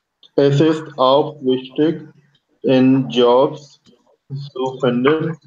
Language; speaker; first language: German; non-native, learner; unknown